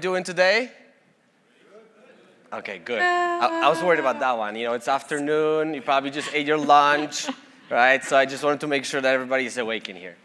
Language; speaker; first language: English; non-native, fluent; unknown